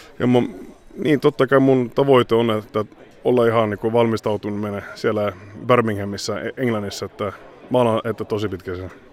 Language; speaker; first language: Finnish; early bilingual, heritage; Finnish